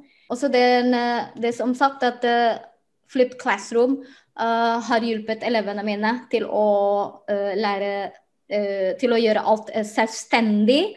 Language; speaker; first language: Norwegian; non-native, fluent; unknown